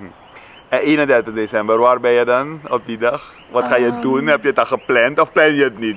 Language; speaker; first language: Dutch; native; Dutch